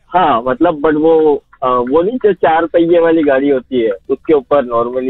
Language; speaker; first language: Hindi; non-native, local second language; Marathi